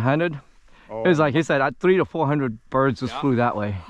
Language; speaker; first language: English; native; English